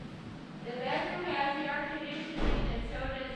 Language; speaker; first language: English; native; English